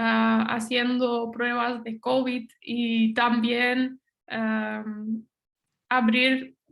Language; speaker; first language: Spanish; non-native, fluent; Dutch